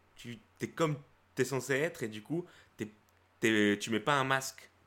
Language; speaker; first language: French; early bilingual, other home language; Spanish